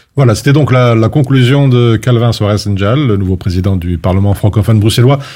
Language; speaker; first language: French; native; French